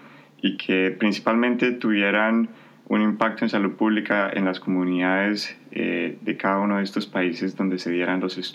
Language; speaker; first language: Spanish; native; Spanish